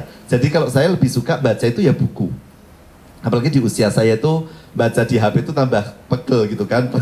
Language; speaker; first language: Indonesian; native; Indonesian